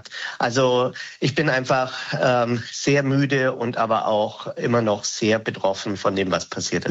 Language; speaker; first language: German; native; German